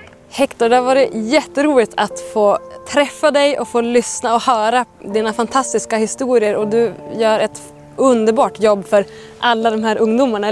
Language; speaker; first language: Swedish; native; Swedish